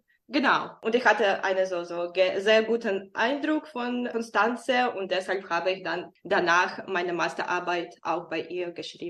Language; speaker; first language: German; non-native, fluent; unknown